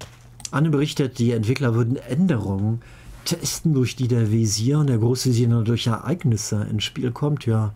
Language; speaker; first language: German; native; German